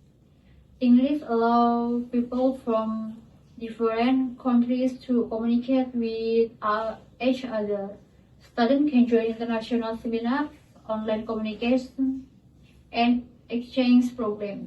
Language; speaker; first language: English; non-native, learner; Indonesian